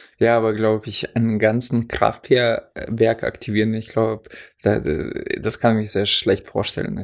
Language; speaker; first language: German; non-native, fluent; Russian